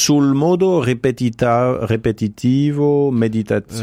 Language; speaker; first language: Italian; non-native, fluent; French